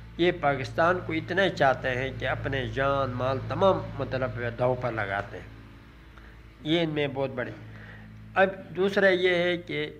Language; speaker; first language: Urdu; non-native, local second language; Shina